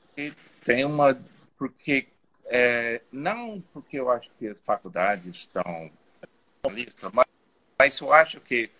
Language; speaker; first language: Portuguese; non-native, fluent; English